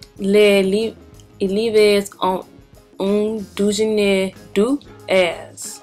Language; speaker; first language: French; non-native, learner; English